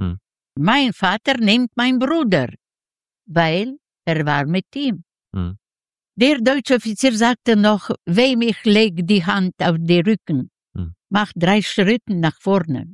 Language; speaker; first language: German; non-native, learner; Yiddish